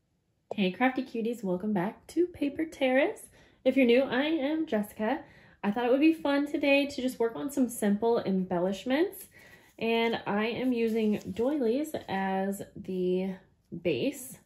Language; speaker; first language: English; native; English